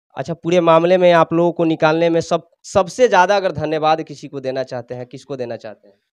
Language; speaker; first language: Hindi; native; Hindi